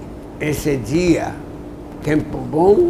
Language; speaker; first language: Portuguese; non-native, learner; Japanese